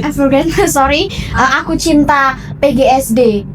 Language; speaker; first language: English; non-native, learner; Indonesian